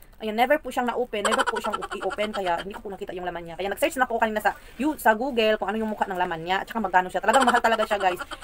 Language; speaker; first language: Filipino; native; Filipino